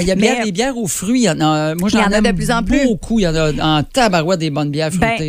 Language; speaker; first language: French; native; French